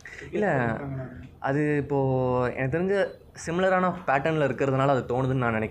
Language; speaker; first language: Tamil; native; Tamil